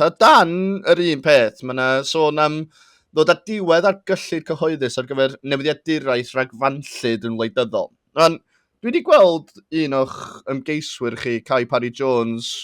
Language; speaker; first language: Welsh; native; Welsh